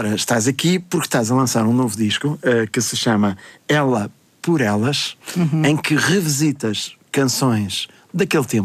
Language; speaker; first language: Portuguese; native; Portuguese